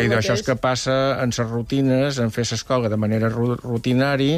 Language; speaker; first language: Catalan; native; Catalan